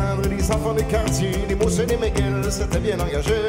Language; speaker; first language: French; native; French